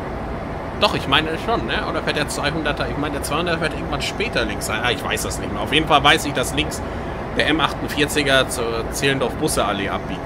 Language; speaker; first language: German; native; German